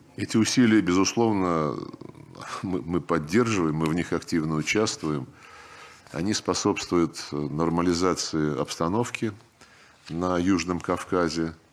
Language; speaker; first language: Russian; native; Russian